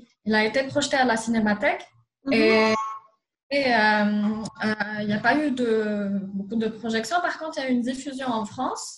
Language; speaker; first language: French; non-native, local second language; Arabic